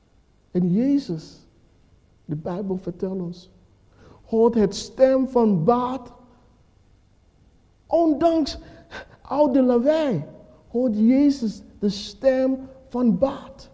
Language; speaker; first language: Dutch; non-native, fluent; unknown